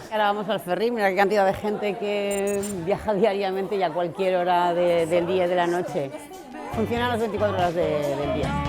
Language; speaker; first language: Spanish; native; Spanish